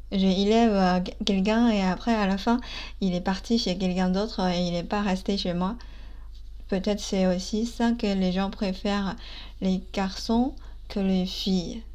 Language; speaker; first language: French; non-native, fluent; Chinese